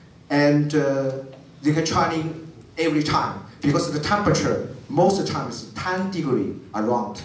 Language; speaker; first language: English; non-native, learner; Chinese